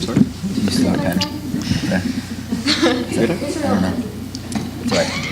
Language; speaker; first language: English; native; English